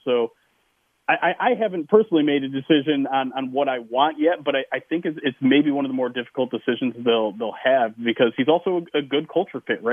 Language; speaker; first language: English; native; English